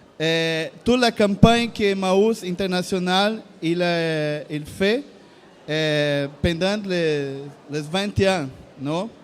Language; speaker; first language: French; non-native, learner; Portuguese